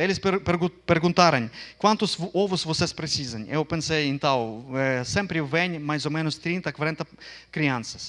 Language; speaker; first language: Portuguese; non-native, fluent; Ukrainian